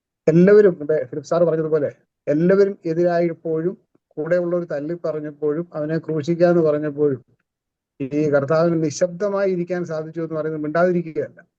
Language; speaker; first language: Malayalam; native; Malayalam